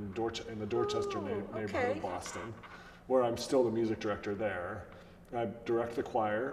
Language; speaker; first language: English; native; English